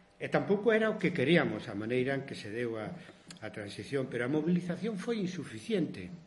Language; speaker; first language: Galician; non-native, local second language; Spanish